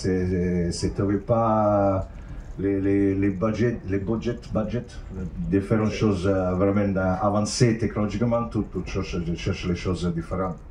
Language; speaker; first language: French; non-native, fluent; Italian